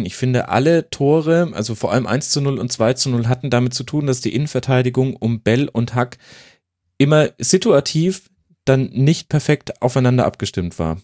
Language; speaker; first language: German; native; German